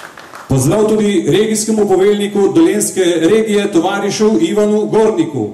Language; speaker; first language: Slovenian; native; Slovenian